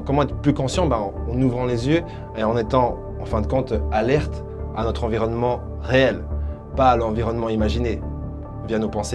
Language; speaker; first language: French; native; French